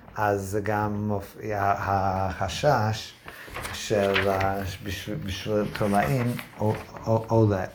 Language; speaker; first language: Hebrew; non-native, fluent; English